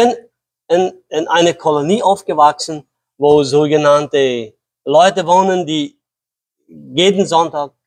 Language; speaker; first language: German; early bilingual, heritage; Low German